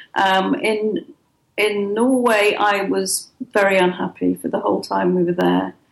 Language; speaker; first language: English; native; English